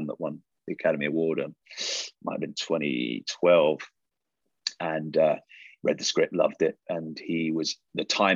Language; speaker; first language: English; native; English